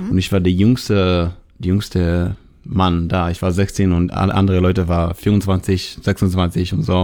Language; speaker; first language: German; non-native, fluent; Hebrew